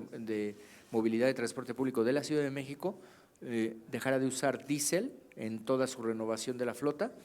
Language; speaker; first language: Spanish; native; Spanish